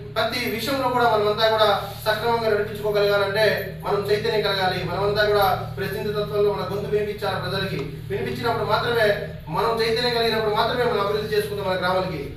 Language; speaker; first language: Telugu; native; Telugu